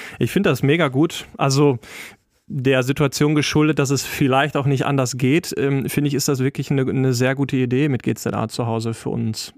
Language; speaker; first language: German; native; German